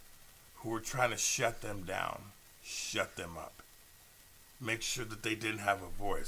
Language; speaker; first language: English; native; English